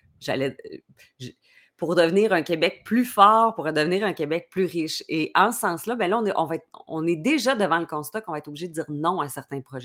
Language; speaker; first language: French; native; French